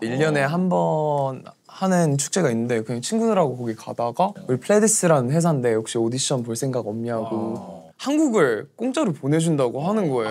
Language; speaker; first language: Korean; early bilingual, other home language; English